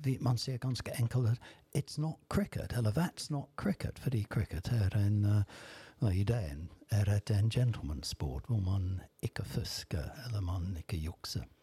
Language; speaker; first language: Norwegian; non-native, fluent; English